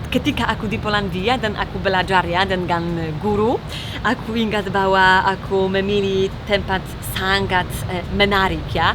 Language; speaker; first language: Indonesian; non-native, fluent; Polish